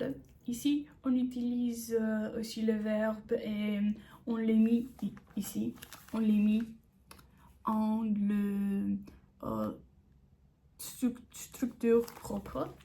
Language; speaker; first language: French; non-native, learner; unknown